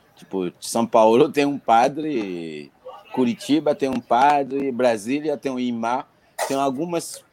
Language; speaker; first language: Portuguese; non-native, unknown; Haitian Creole